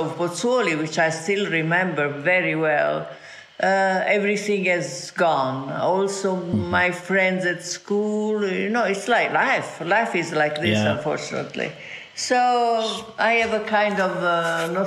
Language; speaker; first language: English; non-native, fluent; Italian